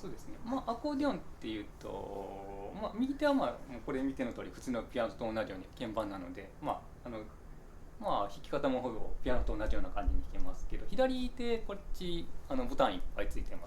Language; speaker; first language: Japanese; native; Japanese